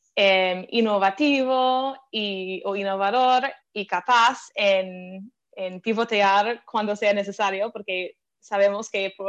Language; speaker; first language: Spanish; non-native, fluent; English